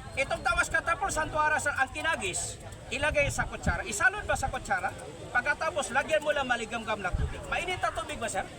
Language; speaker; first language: Filipino; non-native, local second language; Cebuano